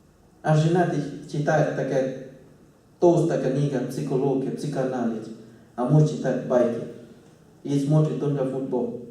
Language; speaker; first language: Russian; non-native, fluent; Thai